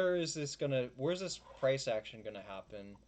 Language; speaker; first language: English; native; English